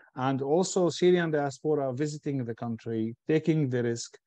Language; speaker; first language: English; non-native, fluent; Arabic